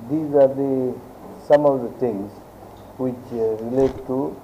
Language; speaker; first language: English; non-native, local second language; Kannada